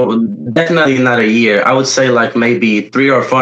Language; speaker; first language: English; non-native, fluent; Polish